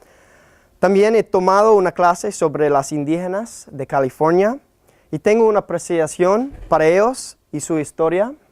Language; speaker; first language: Spanish; non-native, learner; English